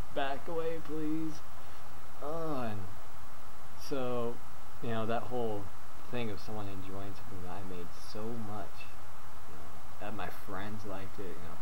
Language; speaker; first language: English; native; English